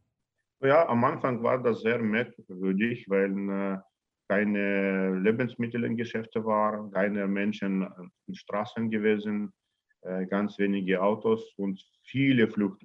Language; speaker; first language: German; non-native, learner; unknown